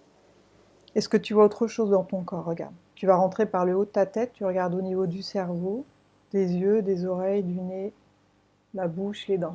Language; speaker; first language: French; native; French